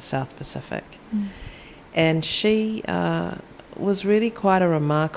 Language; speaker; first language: English; native; English